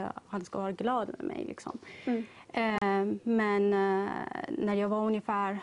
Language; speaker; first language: Swedish; non-native, learner; Persian